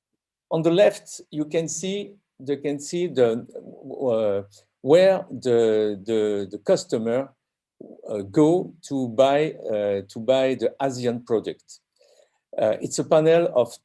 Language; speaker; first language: English; non-native, learner; French